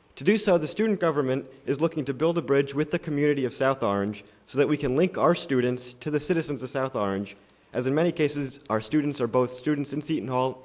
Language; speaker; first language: English; native; English